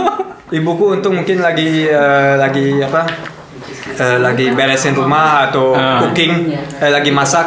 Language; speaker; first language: Indonesian; early bilingual, heritage; German